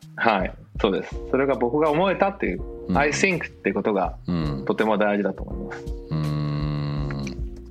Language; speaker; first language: Japanese; native; Japanese